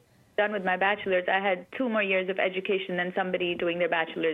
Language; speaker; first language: English; non-native, local second language; Urdu